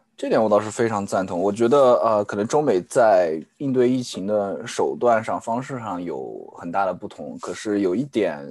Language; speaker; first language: Chinese; native; Chinese